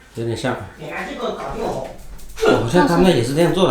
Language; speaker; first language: Chinese; non-native, local second language; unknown